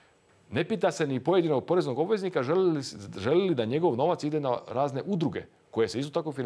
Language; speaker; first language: Croatian; native; Croatian